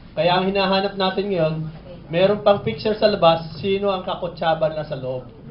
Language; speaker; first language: Filipino; native; Filipino